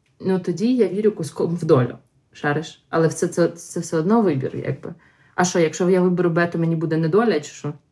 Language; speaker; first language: Ukrainian; non-native, local second language; Russian